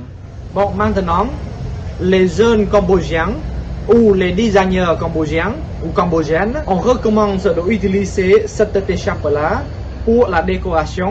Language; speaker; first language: French; non-native, fluent; Khmer